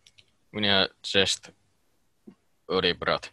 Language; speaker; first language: Russian; non-native, learner; Finnish